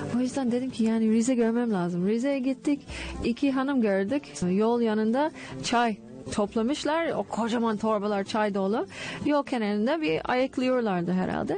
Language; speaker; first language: Turkish; non-native, fluent; English